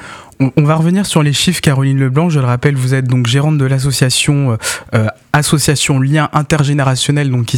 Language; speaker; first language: French; native; French